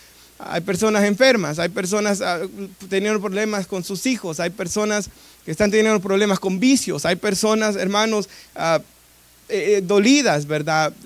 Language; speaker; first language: Spanish; native; Spanish